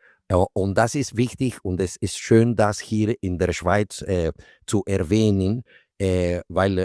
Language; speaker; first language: German; non-native, fluent; Spanish